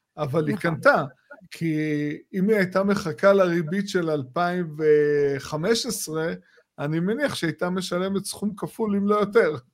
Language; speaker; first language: Hebrew; native; Hebrew